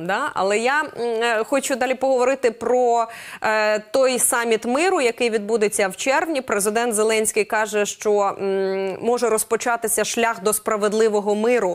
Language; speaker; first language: Ukrainian; native; Ukrainian